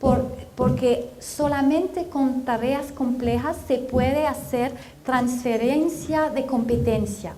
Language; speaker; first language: Spanish; non-native, fluent; French